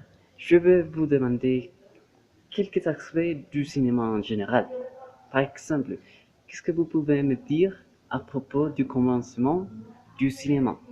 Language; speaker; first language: French; non-native, learner; Spanish